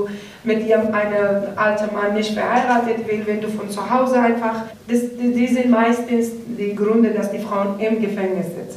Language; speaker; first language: German; non-native, learner; Persian